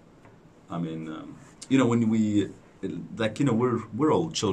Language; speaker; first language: English; non-native, fluent; Persian